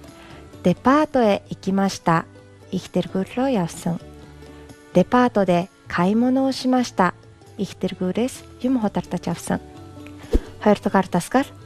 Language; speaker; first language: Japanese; non-native, fluent; Mongolian